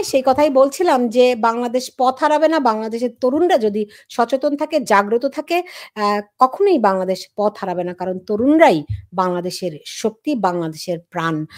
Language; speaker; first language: Bangla; native; Bangla